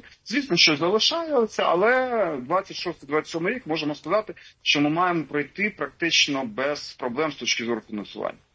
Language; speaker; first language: Ukrainian; native; Ukrainian